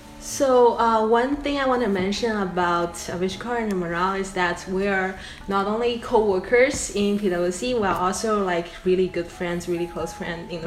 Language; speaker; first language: English; non-native, fluent; Chinese